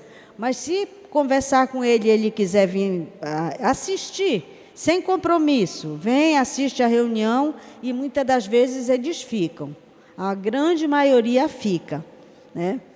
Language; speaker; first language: Portuguese; native; Portuguese